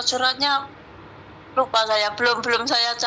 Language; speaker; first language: Indonesian; non-native, local second language; Javanese